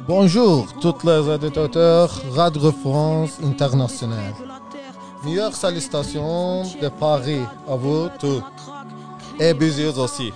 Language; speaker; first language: French; non-native, learner; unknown